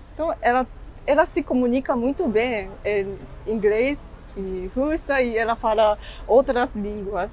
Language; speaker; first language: Portuguese; non-native, fluent; Japanese